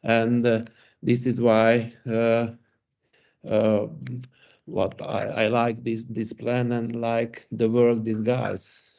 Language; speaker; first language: English; non-native, learner; Hungarian